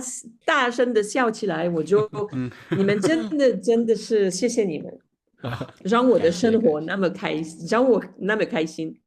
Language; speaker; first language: Chinese; non-native, fluent; French